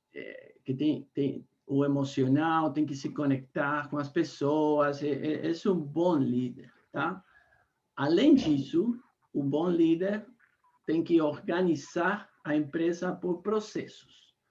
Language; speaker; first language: Portuguese; non-native, fluent; Spanish